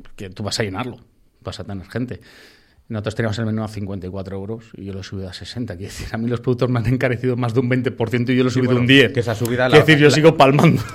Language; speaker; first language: Spanish; native; Spanish